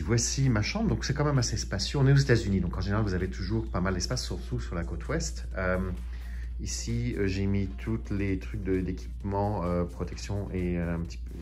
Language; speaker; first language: French; native; French